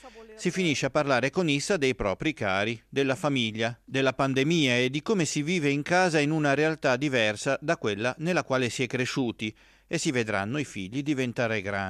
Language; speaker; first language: Italian; native; Italian